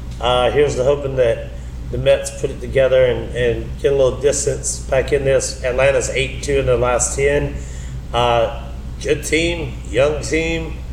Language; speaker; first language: English; native; English